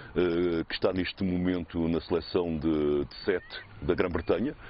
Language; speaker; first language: Portuguese; native; Portuguese